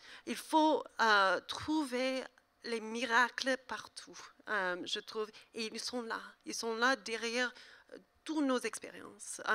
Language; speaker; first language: French; non-native, learner; English